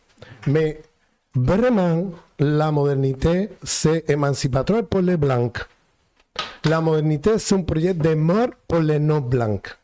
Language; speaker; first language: French; non-native, fluent; Spanish